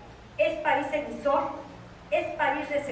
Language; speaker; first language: Spanish; native; Spanish